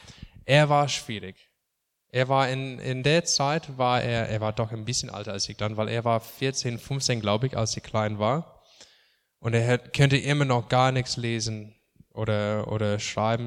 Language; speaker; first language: German; non-native, fluent; English